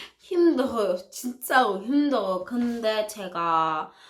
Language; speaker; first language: Korean; non-native, learner; English